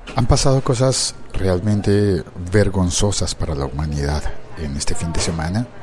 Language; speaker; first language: Spanish; native; Spanish